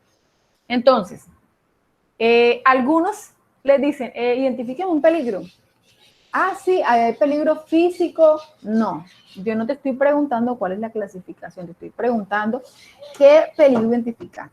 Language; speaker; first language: Spanish; native; Spanish